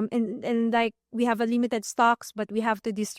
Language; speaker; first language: English; non-native, local second language; Filipino